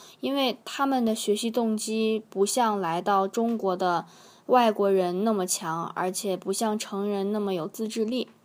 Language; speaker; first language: Chinese; native; Chinese